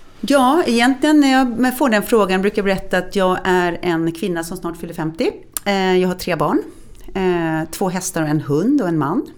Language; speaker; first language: Swedish; native; Swedish